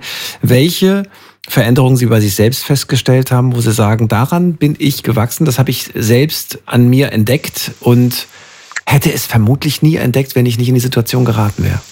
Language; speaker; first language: German; native; German